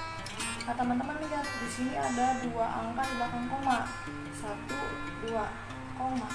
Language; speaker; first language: Indonesian; native; Indonesian